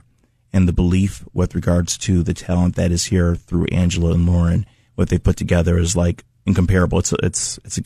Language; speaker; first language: English; native; English